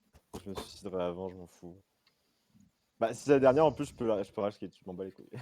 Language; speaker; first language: French; native; French